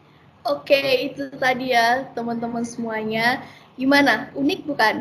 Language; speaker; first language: Indonesian; native; Indonesian